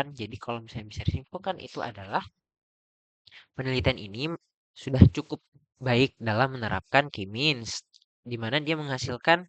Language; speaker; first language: Indonesian; native; Indonesian